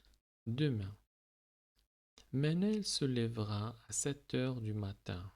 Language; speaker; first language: French; non-native, local second language; Arabic